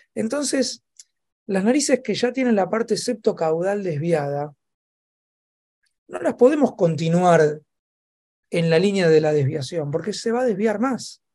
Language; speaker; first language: Spanish; native; Spanish